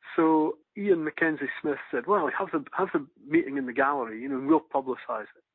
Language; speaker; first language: English; native; English